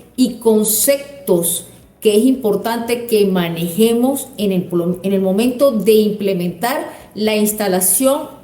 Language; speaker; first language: Spanish; native; Spanish